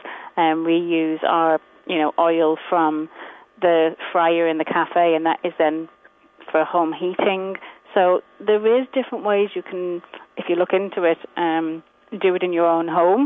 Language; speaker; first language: English; native; English